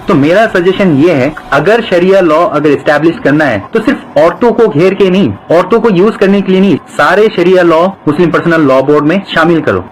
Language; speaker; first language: Hindi; non-native, fluent; Bangla